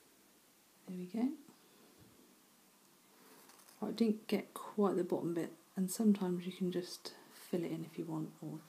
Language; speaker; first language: English; native; English